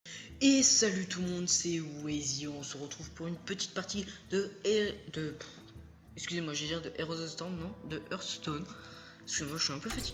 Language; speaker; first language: French; native; French